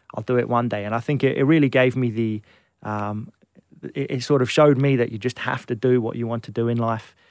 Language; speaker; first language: English; native; English